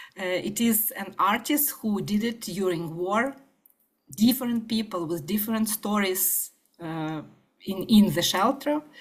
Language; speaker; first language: English; non-native, fluent; Ukrainian